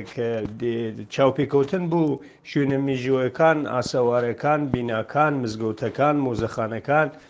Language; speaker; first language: Central Kurdish; non-native, local second language; Southern Kurdish